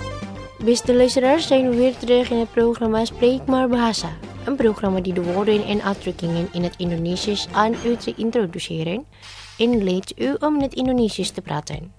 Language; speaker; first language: Dutch; non-native, learner; Indonesian